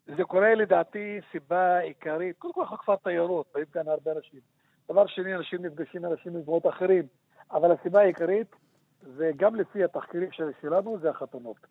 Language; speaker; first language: Hebrew; non-native, local second language; Arabic